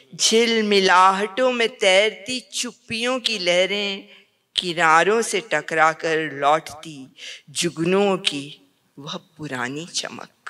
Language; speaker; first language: Hindi; native; Hindi